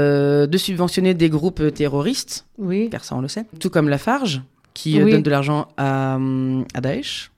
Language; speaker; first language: French; native; French